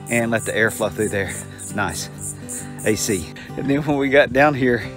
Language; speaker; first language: English; native; English